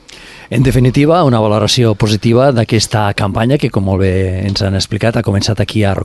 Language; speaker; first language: Catalan; native; Catalan